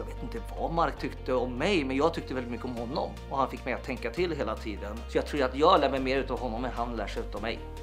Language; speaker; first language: Swedish; native; Swedish